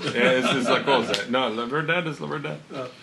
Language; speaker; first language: Spanish; non-native, learner; English